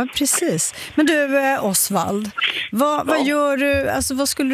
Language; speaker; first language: Swedish; native; Swedish